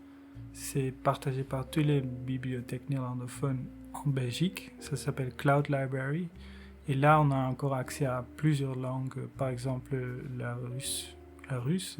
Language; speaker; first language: French; non-native, local second language; Dutch